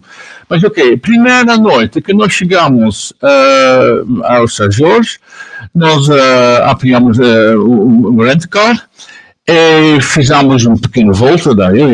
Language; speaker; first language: Portuguese; non-native, learner; Dutch